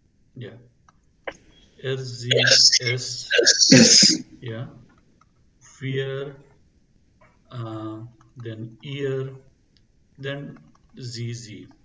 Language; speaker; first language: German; non-native, fluent; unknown